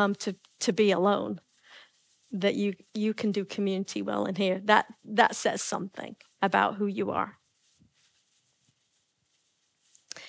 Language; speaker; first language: English; native; English